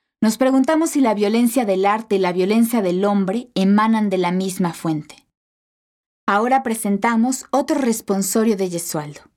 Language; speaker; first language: Spanish; native; Spanish